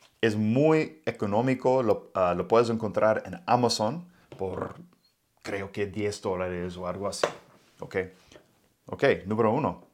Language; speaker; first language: Spanish; non-native, fluent; English